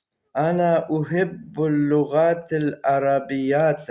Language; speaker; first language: Arabic; non-native, learner; Uzbek